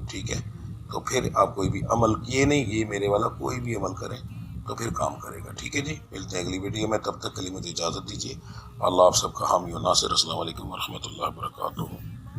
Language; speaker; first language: Urdu; non-native, local second language; Punjabi